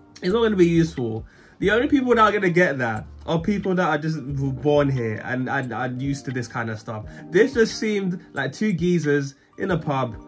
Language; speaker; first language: English; native; English